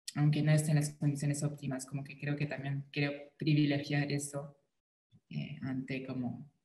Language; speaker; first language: Spanish; non-native, fluent; French